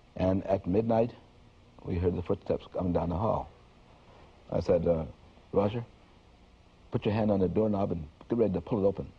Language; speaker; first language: English; native; English